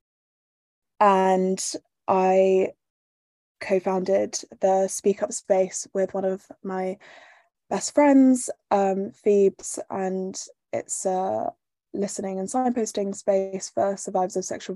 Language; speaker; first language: English; native; English